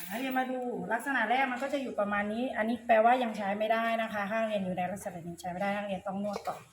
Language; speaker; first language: Thai; native; Thai